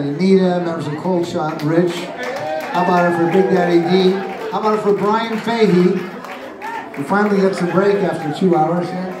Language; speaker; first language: English; native; English